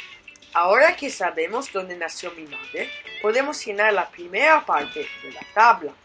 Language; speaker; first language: Spanish; non-native, fluent; English